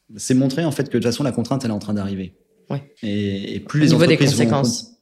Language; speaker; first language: French; native; French